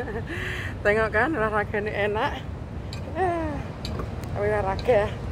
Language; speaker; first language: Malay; non-native, local second language; Javanese